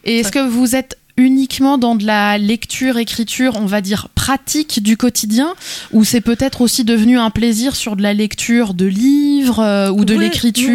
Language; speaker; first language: French; native; French